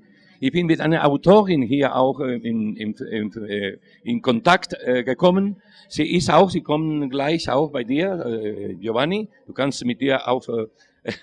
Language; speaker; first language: German; non-native, learner; Spanish